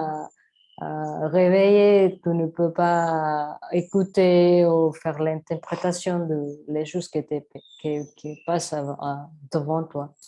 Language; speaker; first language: French; non-native, learner; Spanish